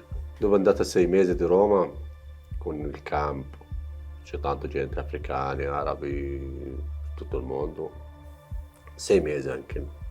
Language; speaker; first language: Italian; non-native, learner; Arabic